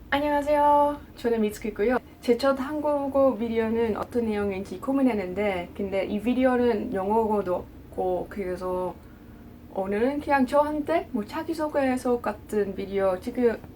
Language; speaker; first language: Korean; non-native, learner; Dutch